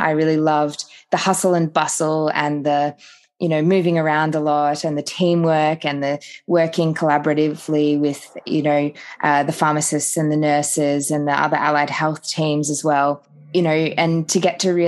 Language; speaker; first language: English; native; English